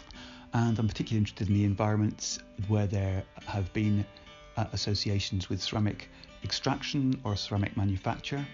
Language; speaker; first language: English; native; English